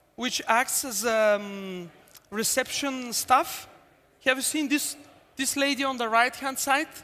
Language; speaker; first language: English; non-native, fluent; Bulgarian